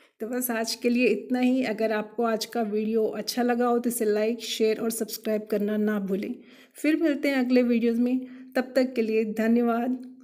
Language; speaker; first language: Hindi; non-native, local second language; Kannada